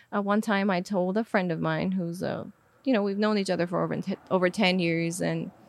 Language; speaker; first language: English; non-native, fluent; Armenian